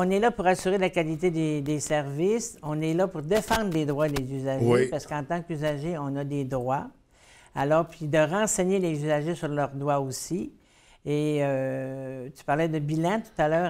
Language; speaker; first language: French; native; French